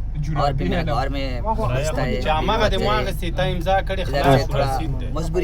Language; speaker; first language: Hindi; non-native, learner; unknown